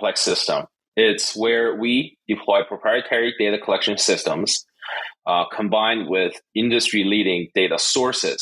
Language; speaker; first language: English; non-native, fluent; Chinese